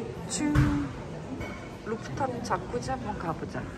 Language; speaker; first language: Korean; native; Korean